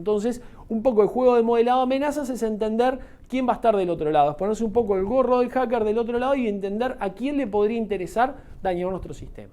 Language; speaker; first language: Spanish; native; Spanish